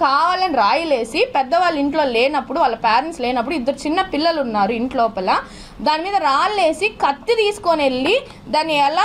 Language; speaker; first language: Telugu; native; Telugu